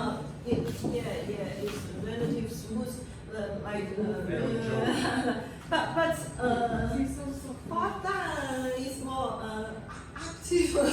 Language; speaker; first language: English; non-native, learner; Chinese